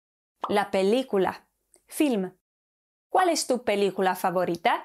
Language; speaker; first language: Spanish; non-native, fluent; Polish